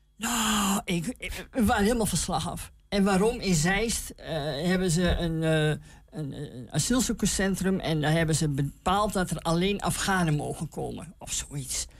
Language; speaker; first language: Dutch; native; Dutch